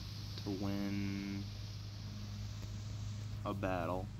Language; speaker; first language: English; native; English